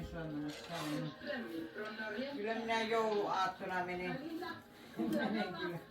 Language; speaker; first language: Finnish; native; Finnish